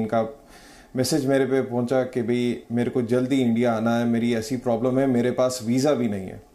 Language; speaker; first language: Hindi; native; Hindi